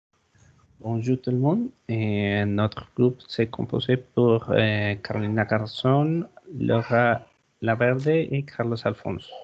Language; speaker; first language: French; non-native, learner; Spanish